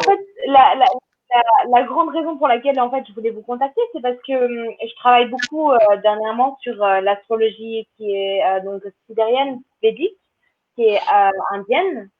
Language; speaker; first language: French; native; French